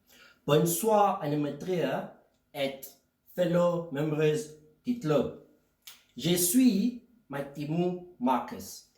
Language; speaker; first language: French; non-native, learner; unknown